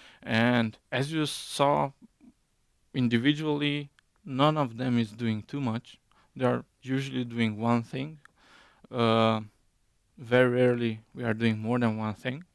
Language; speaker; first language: English; non-native, fluent; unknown